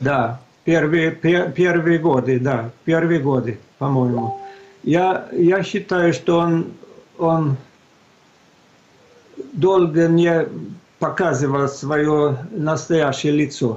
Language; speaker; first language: Russian; non-native, fluent; Swedish